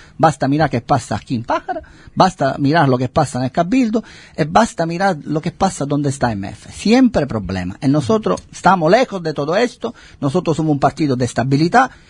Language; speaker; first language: Spanish; non-native, fluent; Italian